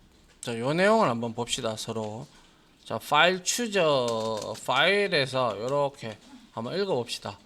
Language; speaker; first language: Korean; native; Korean